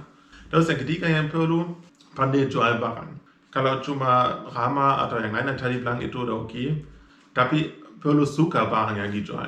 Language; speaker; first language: Indonesian; non-native, fluent; German